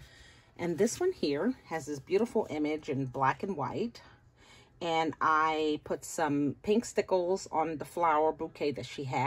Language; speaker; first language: English; native; English